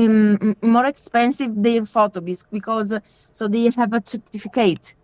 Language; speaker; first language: English; non-native, learner; Italian